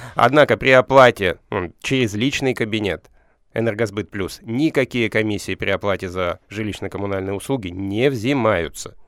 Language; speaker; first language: Russian; native; Russian